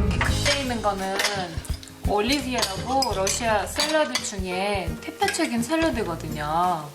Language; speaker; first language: Korean; non-native, fluent; Russian